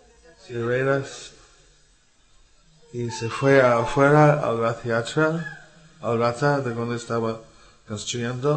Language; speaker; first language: Spanish; non-native, learner; English